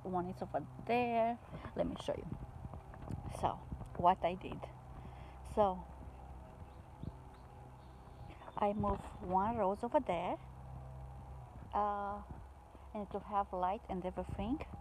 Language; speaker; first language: English; non-native, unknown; Romanian